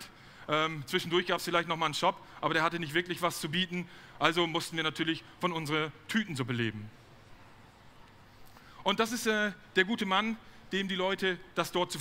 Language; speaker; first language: German; native; German